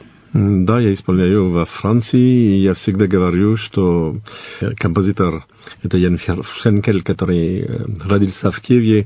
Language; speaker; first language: Russian; non-native, fluent; French